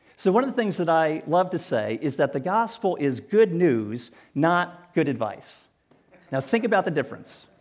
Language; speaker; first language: English; native; English